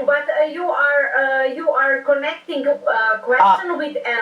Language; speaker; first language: English; non-native, fluent; Serbian